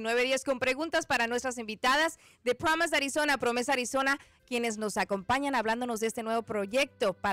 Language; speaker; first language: Spanish; native; Spanish